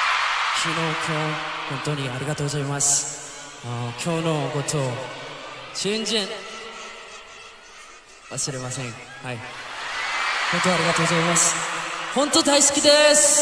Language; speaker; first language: Japanese; non-native, learner; Korean